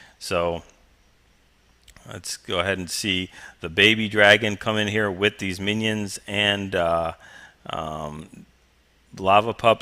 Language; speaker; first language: English; native; English